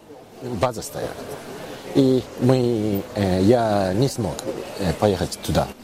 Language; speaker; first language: Russian; non-native, learner; Japanese